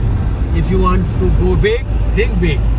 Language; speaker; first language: English; non-native, local second language; Hindi